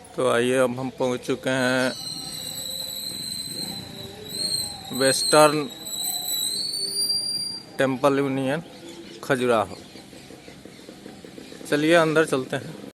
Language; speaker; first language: Hindi; native; Hindi